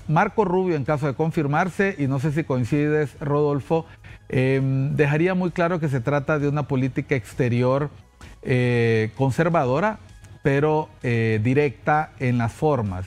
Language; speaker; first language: Spanish; native; Spanish